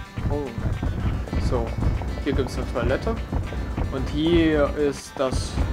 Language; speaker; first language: German; native; German